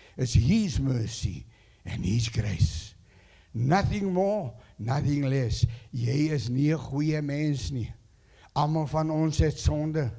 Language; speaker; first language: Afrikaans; non-native, local second language; English